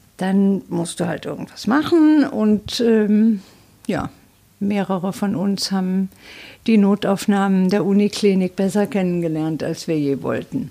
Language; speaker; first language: German; native; German